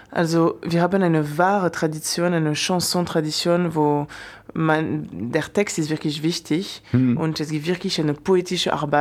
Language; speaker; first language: German; non-native, fluent; French